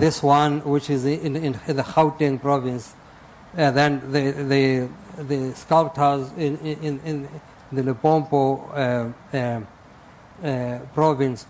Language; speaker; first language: English; non-native, local second language; Xhosa